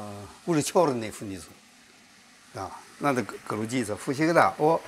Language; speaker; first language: Russian; non-native, learner; Chinese